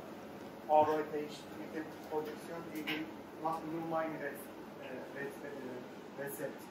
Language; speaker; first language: German; non-native, learner; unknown